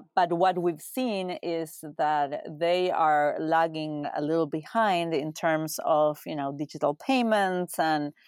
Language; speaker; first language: English; non-native, fluent; Spanish